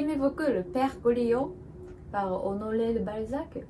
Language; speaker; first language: French; non-native, learner; Japanese